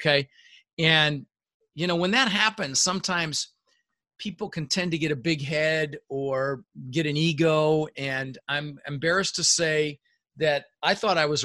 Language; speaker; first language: English; early bilingual, other home language; Dutch